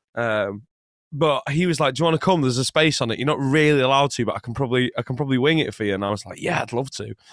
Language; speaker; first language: English; native; English